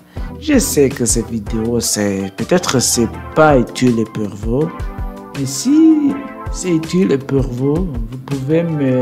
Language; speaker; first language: French; non-native, learner; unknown